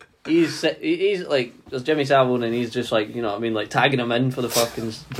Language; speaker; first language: English; native; English